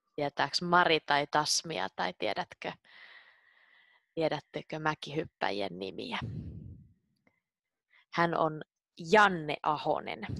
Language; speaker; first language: Finnish; native; Finnish